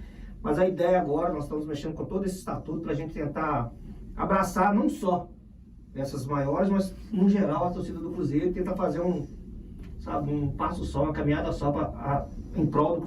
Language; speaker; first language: Portuguese; native; Portuguese